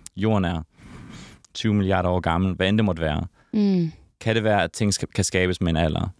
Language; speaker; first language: Danish; native; Danish